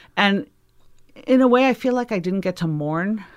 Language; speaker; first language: English; native; English